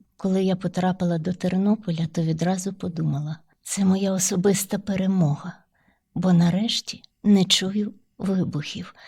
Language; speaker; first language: Ukrainian; non-native, local second language; Russian